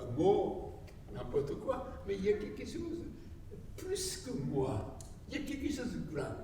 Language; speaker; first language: French; non-native, learner; Japanese